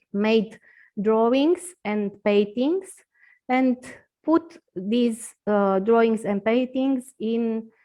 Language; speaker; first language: English; non-native, learner; Romanian